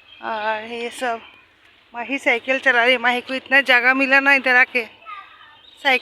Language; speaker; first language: Hindi; non-native, local second language; Bangla